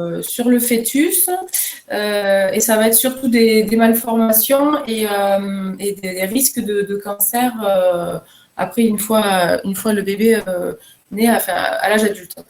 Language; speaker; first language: French; native; French